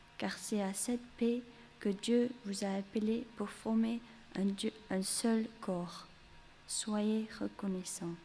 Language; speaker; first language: French; early bilingual, heritage; English